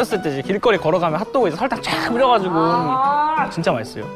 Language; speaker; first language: Korean; native; Korean